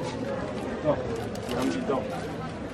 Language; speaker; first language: German; native; German